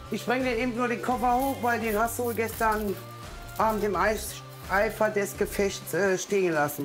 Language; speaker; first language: German; native; German